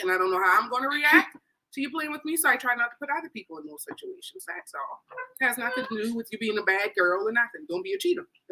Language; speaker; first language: English; native; English